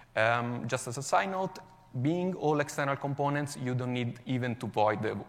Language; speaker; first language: English; non-native, fluent; Italian